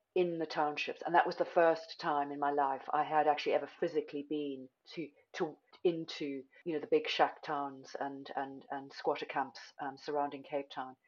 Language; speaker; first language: English; native; English